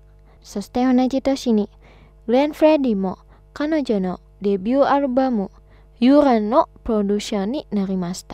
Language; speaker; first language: Japanese; non-native, fluent; Indonesian